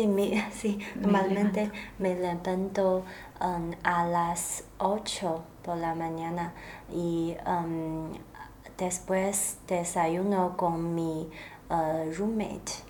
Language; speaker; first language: Spanish; non-native, learner; Chinese